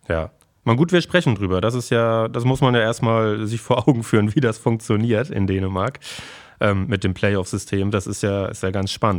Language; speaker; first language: German; native; German